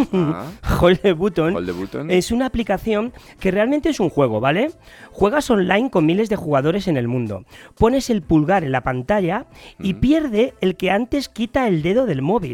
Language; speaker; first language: Spanish; native; Spanish